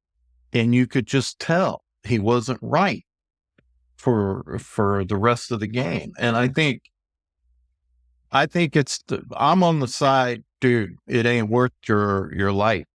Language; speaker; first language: English; native; English